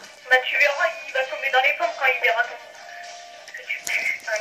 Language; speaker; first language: French; native; French